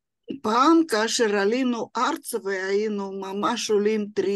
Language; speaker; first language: Hebrew; non-native, fluent; Yiddish